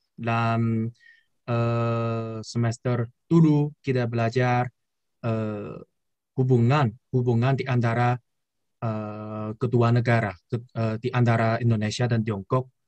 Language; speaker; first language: Indonesian; non-native, learner; Chinese